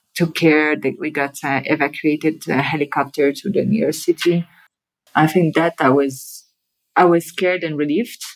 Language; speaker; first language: English; non-native, fluent; French